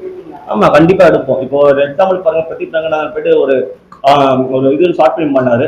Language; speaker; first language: Tamil; native; Tamil